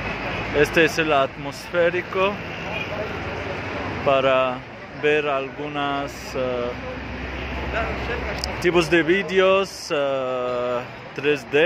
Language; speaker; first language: Spanish; non-native, fluent; Arabic